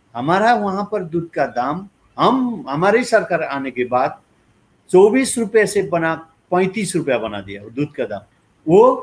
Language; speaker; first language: Hindi; non-native, local second language; Nepali